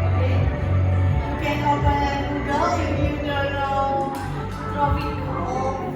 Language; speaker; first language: English; non-native, local second language; Indonesian